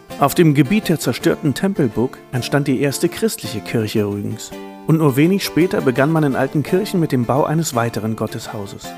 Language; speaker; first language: German; native; German